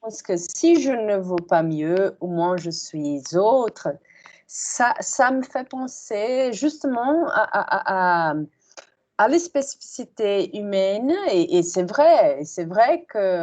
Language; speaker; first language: French; non-native, fluent; Portuguese